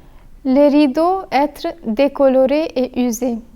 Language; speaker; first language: French; non-native, fluent; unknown